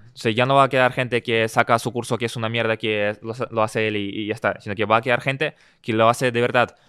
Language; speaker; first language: Spanish; early bilingual, other home language; Russian